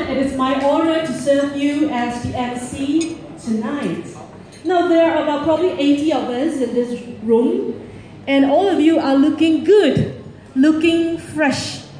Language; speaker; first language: English; non-native, local second language; Chinese